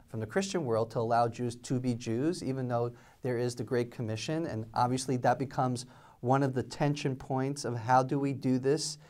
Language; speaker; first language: English; native; English